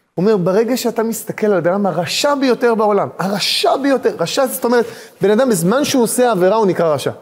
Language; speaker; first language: Hebrew; native; Hebrew